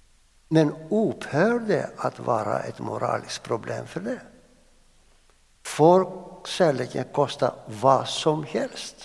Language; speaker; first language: Swedish; non-native, fluent; Greek